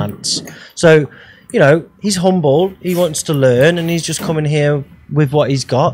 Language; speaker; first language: English; native; English